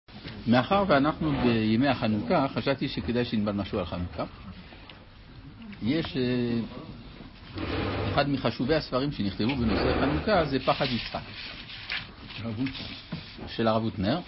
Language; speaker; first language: Hebrew; native; Hebrew